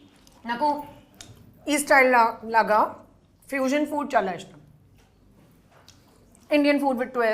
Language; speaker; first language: Telugu; non-native, learner; Hindi